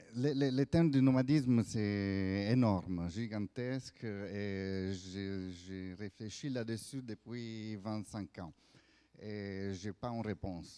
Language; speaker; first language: French; non-native, fluent; Italian